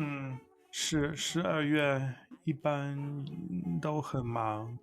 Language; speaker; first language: Chinese; non-native, fluent; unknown